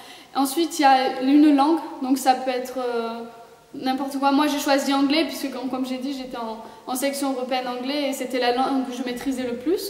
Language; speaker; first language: French; native; French